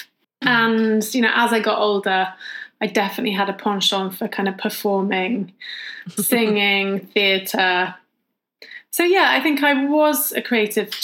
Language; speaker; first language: English; native; English